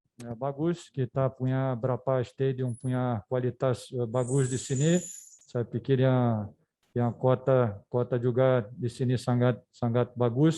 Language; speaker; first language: Indonesian; non-native, fluent; Dutch